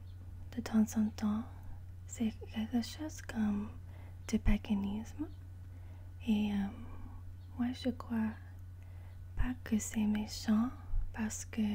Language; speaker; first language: French; non-native, learner; English